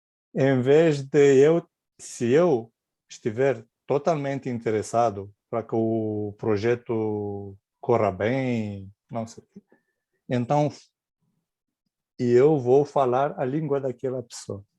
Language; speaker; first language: Portuguese; non-native, fluent; Romanian